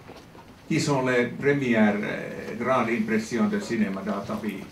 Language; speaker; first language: French; non-native, fluent; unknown